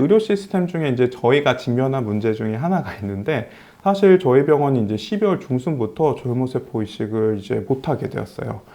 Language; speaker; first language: Korean; native; Korean